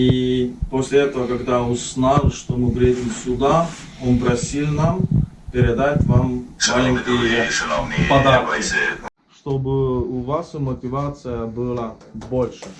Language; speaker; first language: Russian; non-native, learner; Estonian